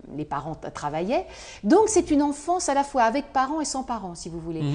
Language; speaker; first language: French; native; French